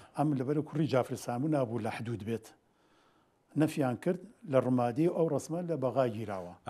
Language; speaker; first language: Central Kurdish; non-native, local second language; Gurani